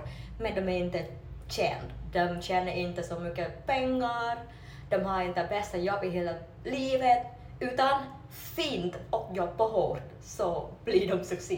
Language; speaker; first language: Swedish; non-native, learner; Vietnamese